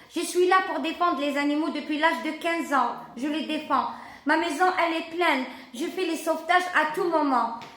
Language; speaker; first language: French; non-native, local second language; Arabic